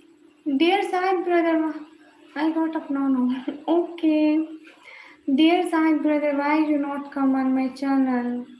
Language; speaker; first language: English; non-native, learner; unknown